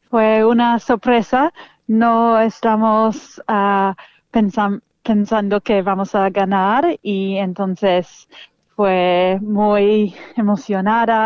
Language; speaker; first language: Spanish; non-native, fluent; English